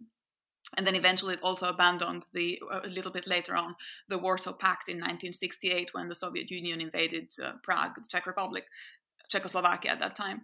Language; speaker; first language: English; non-native, fluent; French